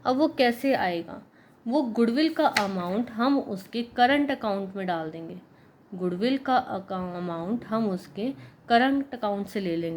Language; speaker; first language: Hindi; native; Hindi